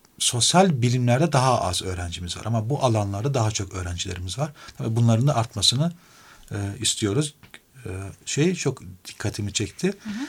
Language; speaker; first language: Turkish; native; Turkish